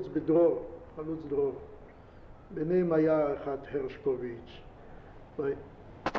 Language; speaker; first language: Hebrew; non-native, fluent; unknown